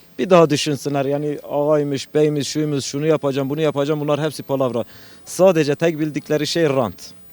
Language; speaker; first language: Turkish; non-native, local second language; Kurdish